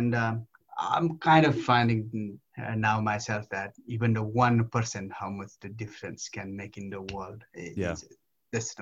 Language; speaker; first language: English; non-native, local second language; Nepali